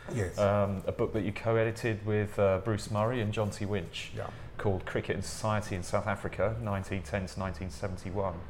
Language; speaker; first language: English; native; English